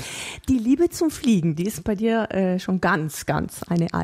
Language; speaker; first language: German; native; German